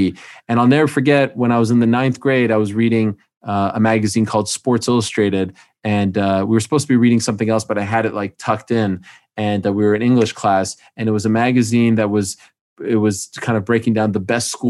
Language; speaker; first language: English; native; English